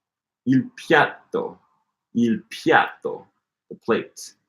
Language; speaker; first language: Italian; non-native, learner; English